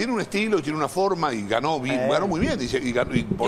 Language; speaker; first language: Spanish; native; Spanish